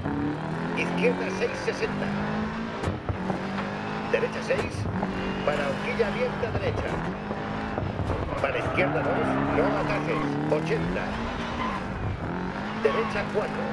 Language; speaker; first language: Spanish; native; Spanish